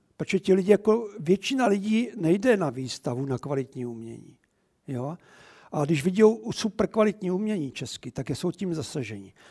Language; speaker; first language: Czech; native; Czech